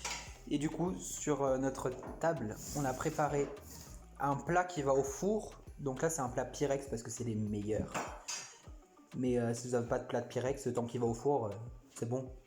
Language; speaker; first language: French; early bilingual, other home language; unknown